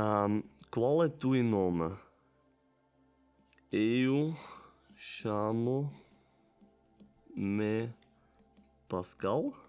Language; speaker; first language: Portuguese; non-native, learner; German